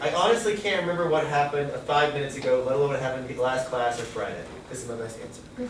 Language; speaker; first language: English; native; English